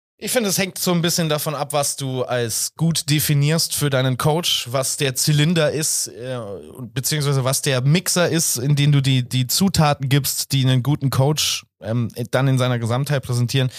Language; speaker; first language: German; native; German